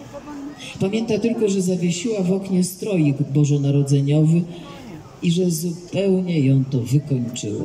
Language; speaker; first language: Polish; native; Polish